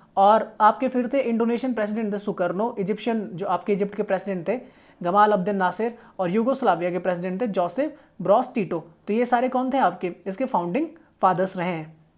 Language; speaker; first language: Hindi; native; Hindi